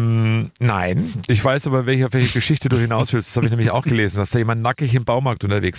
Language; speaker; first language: German; native; German